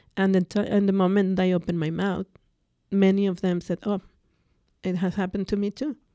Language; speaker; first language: English; non-native, fluent; Spanish